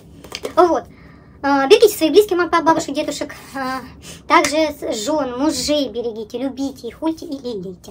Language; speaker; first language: Russian; native; Russian